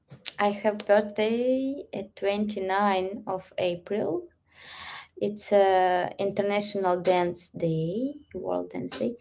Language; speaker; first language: English; non-native, learner; Russian